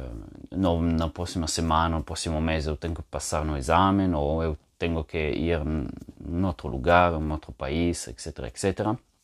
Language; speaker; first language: Portuguese; non-native, fluent; Italian